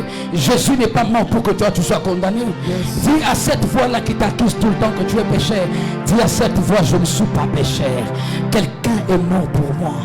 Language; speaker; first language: French; non-native, local second language; Swahili